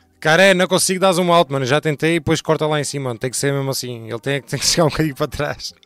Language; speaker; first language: Portuguese; early bilingual, heritage; Portuguese